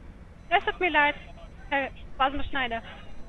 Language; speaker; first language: German; non-native, learner; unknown